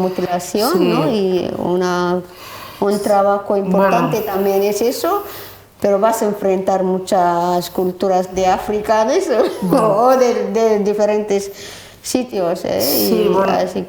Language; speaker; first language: Spanish; non-native, learner; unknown